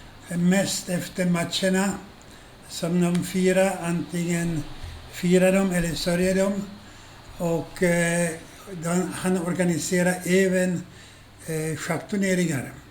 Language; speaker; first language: Swedish; non-native, fluent; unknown